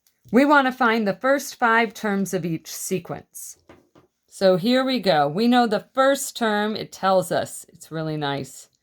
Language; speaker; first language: English; native; English